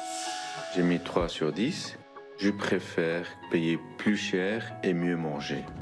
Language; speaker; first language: French; non-native, fluent; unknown